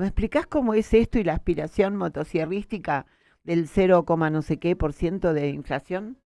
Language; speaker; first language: Spanish; native; Spanish